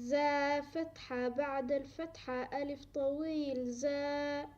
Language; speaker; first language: Arabic; non-native, learner; Somali